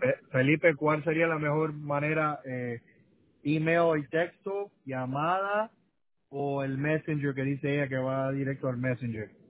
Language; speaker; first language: Spanish; early bilingual, heritage; Spanish